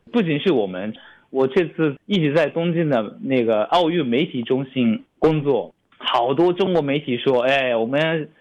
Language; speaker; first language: Chinese; non-native, fluent; Japanese